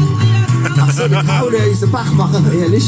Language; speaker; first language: German; native; German